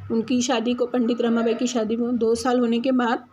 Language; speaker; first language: Hindi; non-native, local second language; Marathi